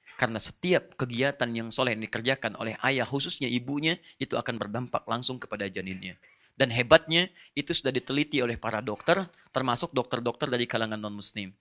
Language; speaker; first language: Indonesian; non-native, fluent; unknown